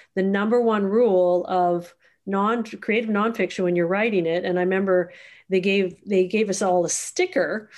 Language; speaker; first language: English; native; English